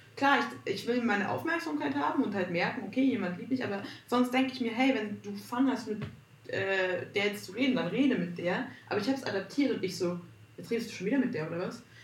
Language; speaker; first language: German; native; German